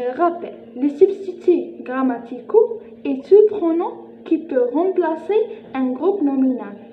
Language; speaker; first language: French; non-native, local second language; Arabic